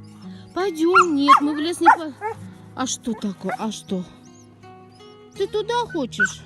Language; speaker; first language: Russian; native; Russian